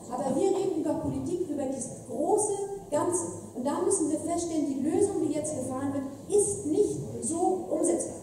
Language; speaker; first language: German; native; German